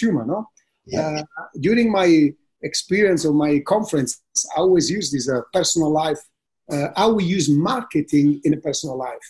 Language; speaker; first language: English; non-native, fluent; Italian